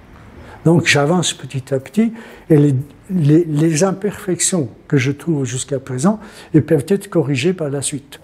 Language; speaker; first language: French; non-native, fluent; Italian